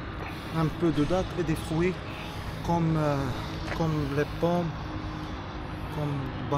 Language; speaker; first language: French; non-native, local second language; Arabic